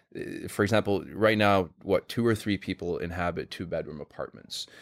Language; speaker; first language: English; non-native, fluent; Swedish